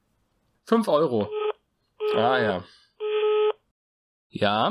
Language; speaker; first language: German; native; German